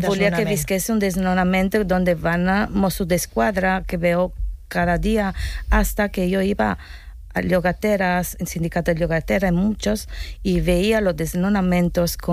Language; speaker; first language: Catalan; non-native, learner; Italian